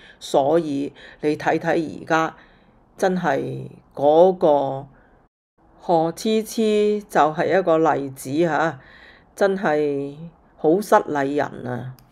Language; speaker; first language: Cantonese; native; Cantonese